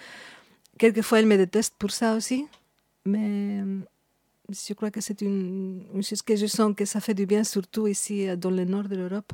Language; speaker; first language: French; non-native, fluent; Spanish